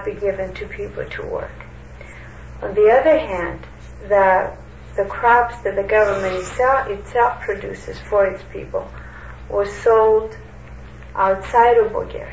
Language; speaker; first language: English; non-native, fluent; Greek